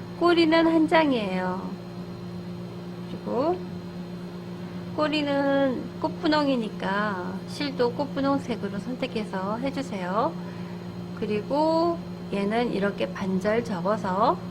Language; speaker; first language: Korean; native; Korean